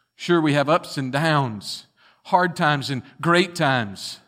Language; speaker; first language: English; native; English